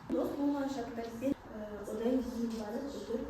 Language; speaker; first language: Kazakh; non-native, local second language; Uzbek